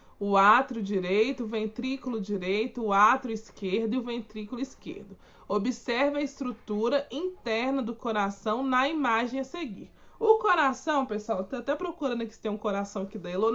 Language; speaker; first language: Portuguese; native; Portuguese